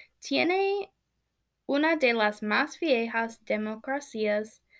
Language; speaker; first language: Spanish; non-native, learner; English